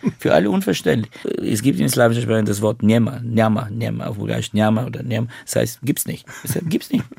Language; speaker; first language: German; non-native, fluent; Bulgarian